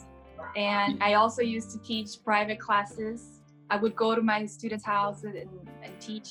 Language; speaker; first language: English; non-native, fluent; Portuguese